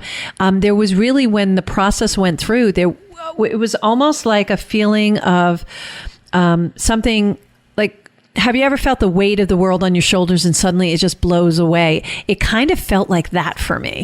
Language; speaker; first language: English; native; English